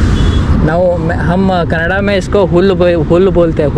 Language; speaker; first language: Hindi; non-native, local second language; Kannada